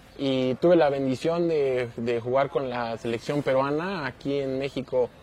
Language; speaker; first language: Spanish; native; Spanish